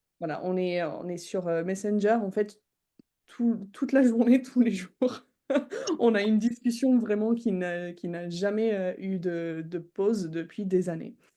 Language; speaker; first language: French; non-native, fluent; English